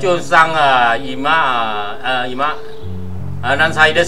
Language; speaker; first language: Japanese; non-native, learner; Thai